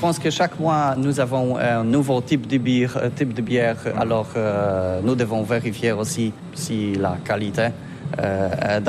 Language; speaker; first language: French; non-native, learner; Polish